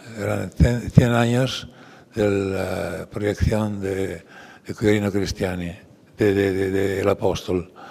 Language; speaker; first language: Spanish; non-native, fluent; Italian